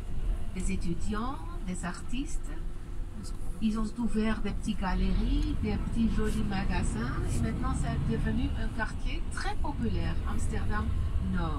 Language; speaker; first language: French; non-native, fluent; Dutch